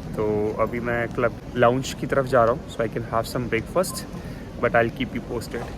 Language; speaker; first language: Hindi; native; Hindi